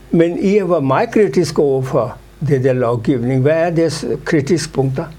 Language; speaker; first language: Danish; non-native, fluent; Urdu